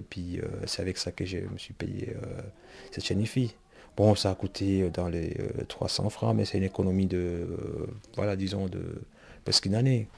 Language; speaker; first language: French; non-native, local second language; Rundi